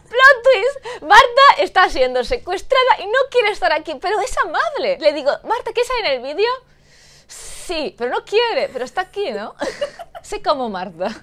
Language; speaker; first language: Spanish; native; Spanish